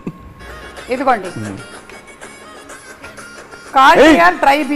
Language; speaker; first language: Telugu; native; Telugu